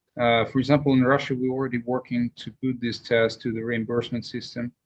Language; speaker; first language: English; non-native, fluent; Russian